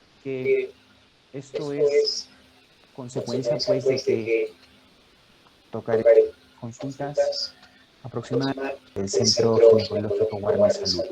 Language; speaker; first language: Spanish; native; Spanish